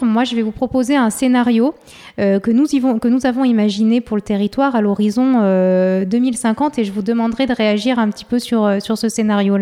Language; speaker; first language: French; native; French